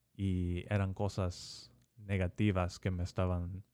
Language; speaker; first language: Spanish; early bilingual, heritage; Spanish